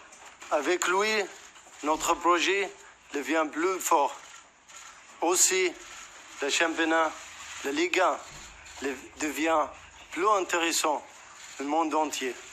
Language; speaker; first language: French; non-native, learner; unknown